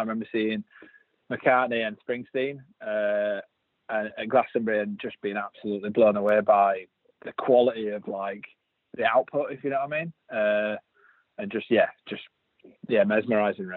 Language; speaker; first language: English; native; English